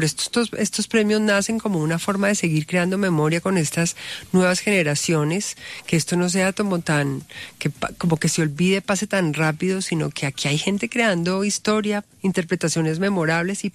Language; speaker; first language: Spanish; native; Spanish